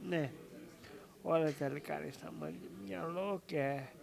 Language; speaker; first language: Greek; early bilingual, heritage; English